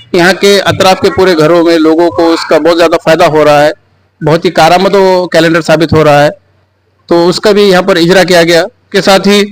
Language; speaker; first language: Hindi; non-native, local second language; Urdu